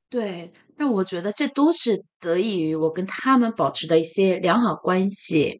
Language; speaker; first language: Chinese; non-native, fluent; Korean